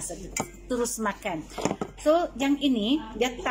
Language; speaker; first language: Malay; non-native, local second language; Min Nan Chinese